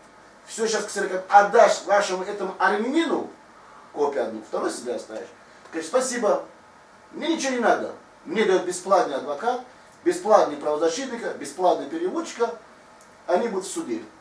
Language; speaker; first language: Russian; non-native, fluent; Tajik